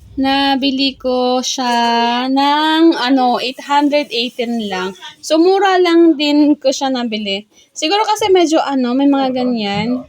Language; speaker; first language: Filipino; native; Filipino